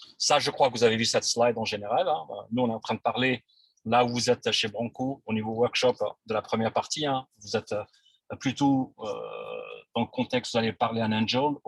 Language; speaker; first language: French; non-native, local second language; Arabic